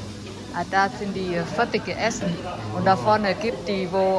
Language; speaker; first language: German; non-native, learner; Vietnamese